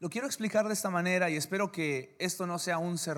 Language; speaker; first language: Spanish; early bilingual, heritage; English